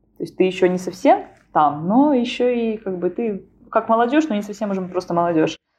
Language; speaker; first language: Russian; native; Russian